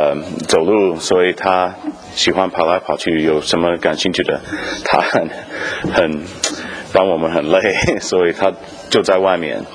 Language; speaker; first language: Chinese; non-native, fluent; English